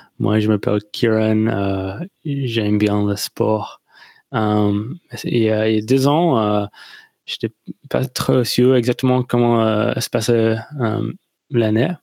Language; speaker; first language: French; non-native, learner; English